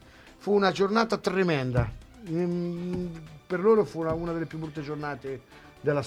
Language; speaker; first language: Italian; native; Italian